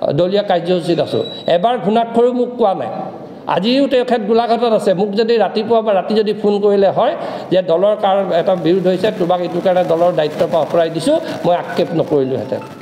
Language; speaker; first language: Assamese; non-native, local second language; Mising